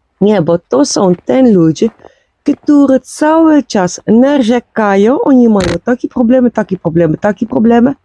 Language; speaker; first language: Polish; non-native, learner; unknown